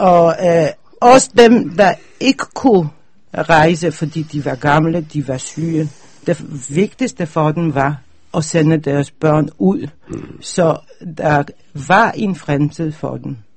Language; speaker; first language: Danish; non-native, fluent; Polish